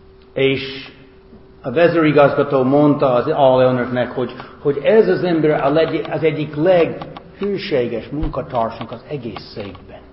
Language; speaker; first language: Hungarian; non-native, fluent; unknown